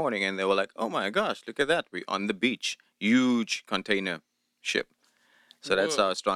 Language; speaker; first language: English; non-native, local second language; Afrikaans